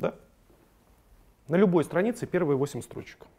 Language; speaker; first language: Russian; native; Russian